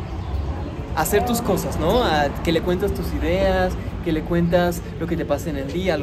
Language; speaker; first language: Spanish; native; Spanish